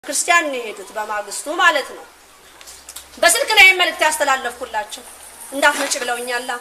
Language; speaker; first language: Amharic; native; Amharic